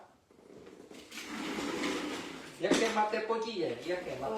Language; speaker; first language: Czech; non-native, learner; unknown